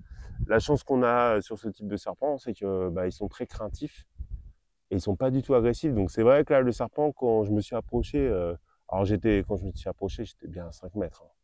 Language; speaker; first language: French; native; French